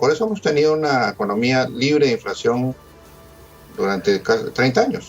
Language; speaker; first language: Spanish; native; Spanish